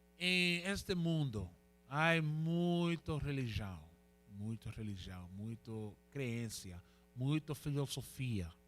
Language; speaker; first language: Portuguese; non-native, learner; Spanish